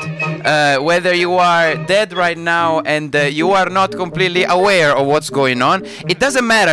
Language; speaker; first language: English; non-native, fluent; Italian